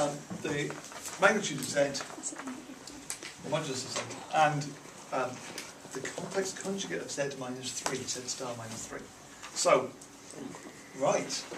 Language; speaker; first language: English; native; English